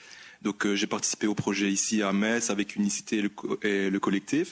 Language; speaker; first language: French; native; French